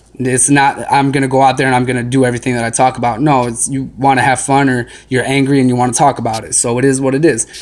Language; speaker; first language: English; native; English